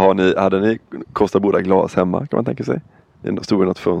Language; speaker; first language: Swedish; native; Swedish